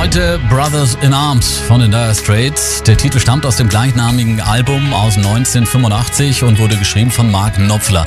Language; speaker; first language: German; native; German